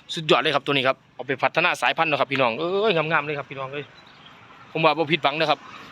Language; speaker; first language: Thai; native; Thai